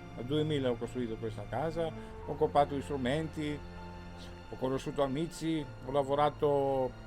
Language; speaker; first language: Italian; non-native, fluent; Greek